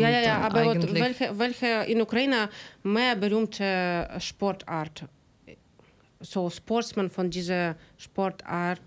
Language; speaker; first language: German; non-native, learner; Ukrainian